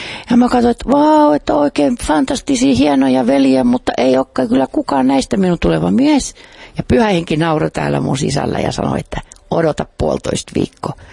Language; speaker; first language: Finnish; non-native, fluent; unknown